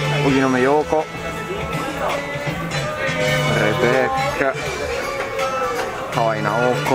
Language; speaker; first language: Japanese; non-native, fluent; Italian